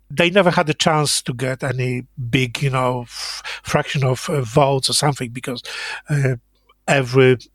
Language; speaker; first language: English; non-native, fluent; Polish